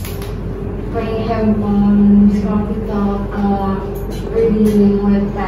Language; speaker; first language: English; non-native, learner; Indonesian